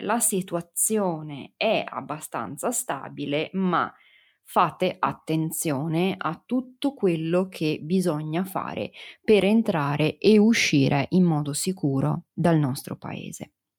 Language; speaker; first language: Italian; native; Italian